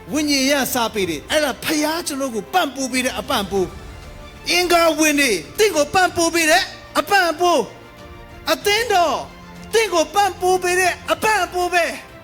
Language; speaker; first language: Burmese; non-native, local second language; Kachin